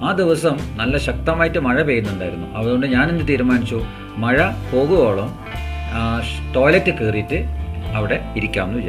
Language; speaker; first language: Malayalam; native; Malayalam